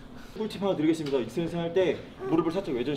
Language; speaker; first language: Korean; native; Korean